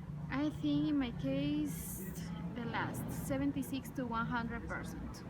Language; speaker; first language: English; non-native, learner; Spanish